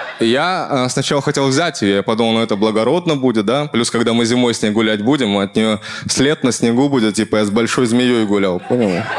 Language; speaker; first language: Russian; native; Russian